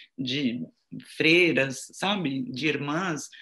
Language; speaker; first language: Portuguese; non-native, fluent; French